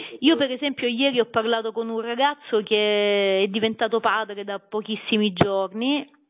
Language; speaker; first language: Italian; native; Italian